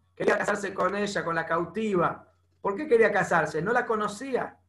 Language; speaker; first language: Spanish; native; Spanish